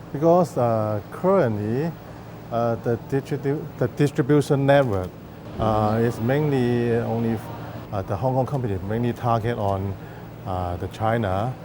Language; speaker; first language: English; non-native, fluent; Cantonese